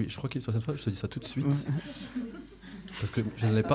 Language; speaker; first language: French; native; French